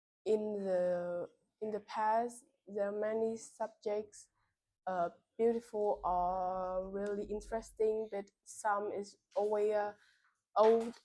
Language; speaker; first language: English; non-native, learner; Vietnamese